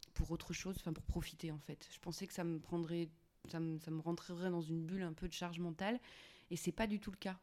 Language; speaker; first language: French; native; French